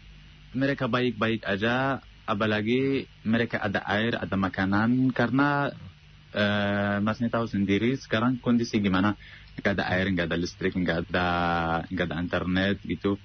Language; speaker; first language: Indonesian; non-native, fluent; Arabic